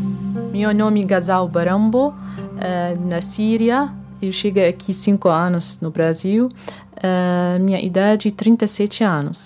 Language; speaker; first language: Portuguese; non-native, learner; Arabic